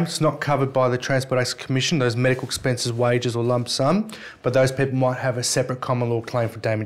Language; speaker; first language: English; native; English